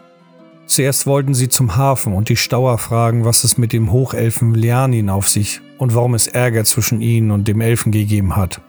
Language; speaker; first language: German; native; German